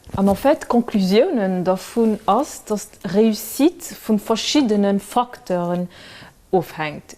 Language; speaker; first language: Luxembourgish; early bilingual, other home language; Kabuverdianu